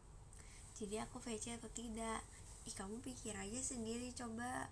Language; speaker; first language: Indonesian; native; Indonesian